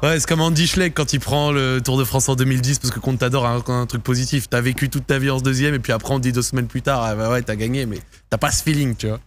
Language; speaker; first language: French; native; French